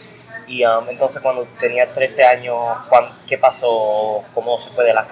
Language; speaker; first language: Spanish; early bilingual, heritage; English